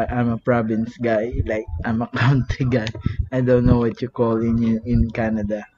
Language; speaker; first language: English; non-native, learner; Filipino